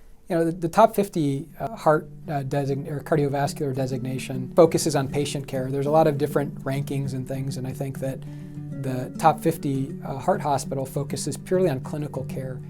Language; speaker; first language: English; native; English